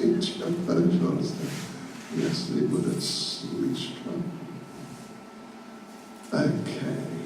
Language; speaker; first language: Russian; non-native, learner; English